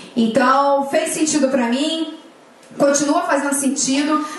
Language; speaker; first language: Portuguese; native; Portuguese